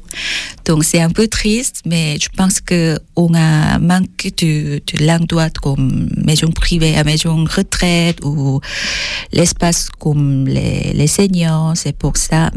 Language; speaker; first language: French; non-native, fluent; Korean